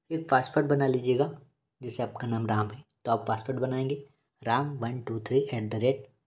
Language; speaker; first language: Hindi; native; Hindi